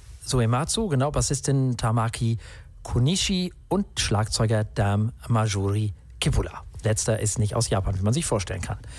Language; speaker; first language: German; native; German